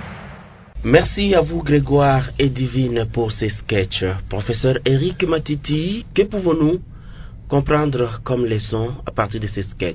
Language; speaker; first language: French; non-native, local second language; Swahili